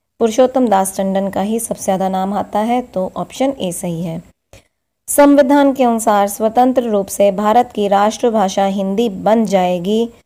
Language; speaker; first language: Hindi; native; Hindi